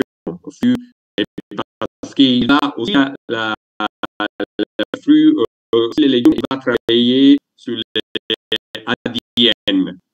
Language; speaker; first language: French; non-native, learner; Italian